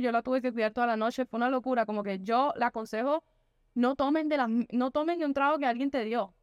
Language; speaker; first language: Spanish; native; Spanish